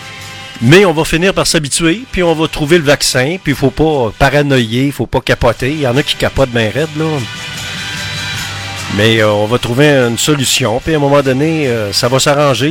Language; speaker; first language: French; native; French